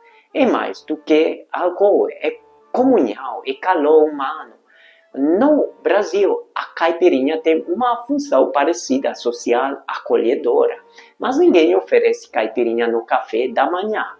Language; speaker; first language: Portuguese; non-native, fluent; Hungarian